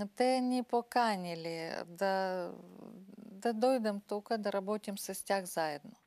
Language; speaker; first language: Bulgarian; non-native, learner; Ukrainian